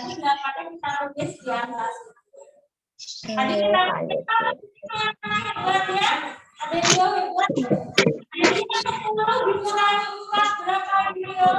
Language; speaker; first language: Indonesian; native; Indonesian